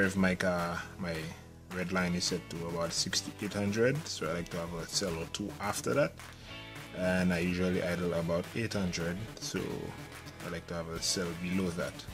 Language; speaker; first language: English; native; English